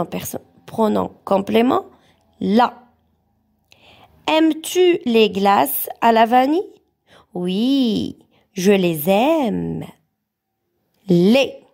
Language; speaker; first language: French; non-native, local second language; Arabic